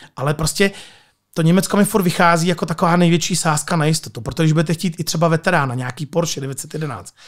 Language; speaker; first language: Czech; native; Czech